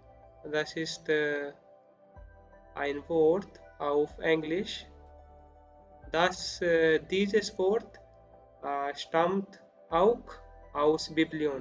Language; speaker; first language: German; non-native, learner; Spanish